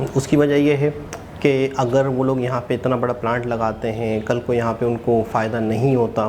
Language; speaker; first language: Urdu; native; Urdu